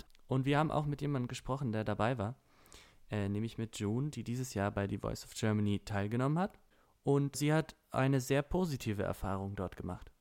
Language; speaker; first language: German; native; German